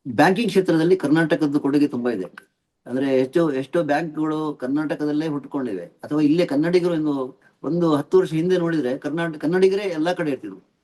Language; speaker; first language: Kannada; native; Kannada